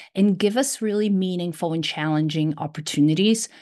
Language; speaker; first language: English; non-native, fluent; Portuguese